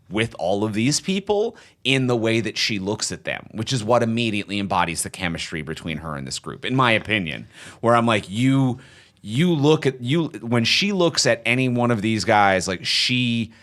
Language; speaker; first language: English; native; English